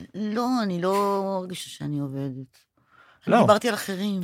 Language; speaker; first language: Hebrew; native; Hebrew